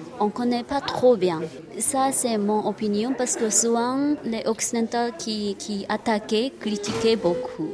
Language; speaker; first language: French; non-native, learner; Japanese